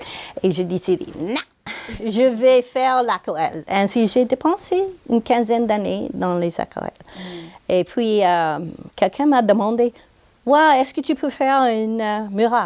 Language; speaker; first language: French; non-native, local second language; English